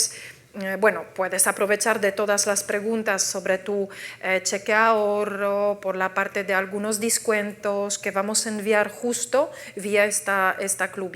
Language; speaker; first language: Spanish; non-native, fluent; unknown